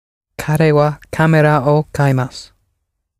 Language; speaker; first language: Japanese; non-native, learner; English